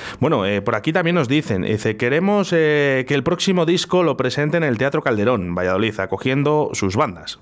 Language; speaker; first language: Spanish; native; Spanish